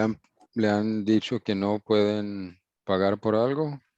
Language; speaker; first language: Spanish; non-native, fluent; English